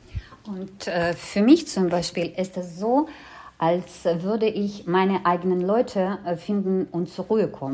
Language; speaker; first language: German; non-native, fluent; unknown